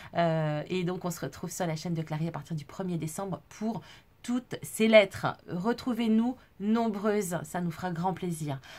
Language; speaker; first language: French; native; French